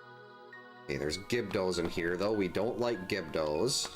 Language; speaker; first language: English; native; English